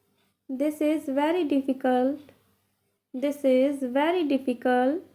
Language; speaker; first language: English; non-native, local second language; Hindi